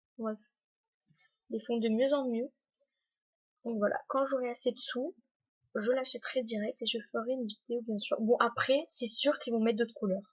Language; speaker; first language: French; native; French